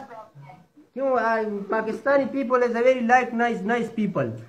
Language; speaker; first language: English; non-native, learner; Urdu